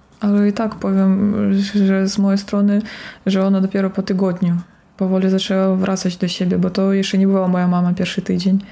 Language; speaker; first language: Polish; non-native, fluent; Russian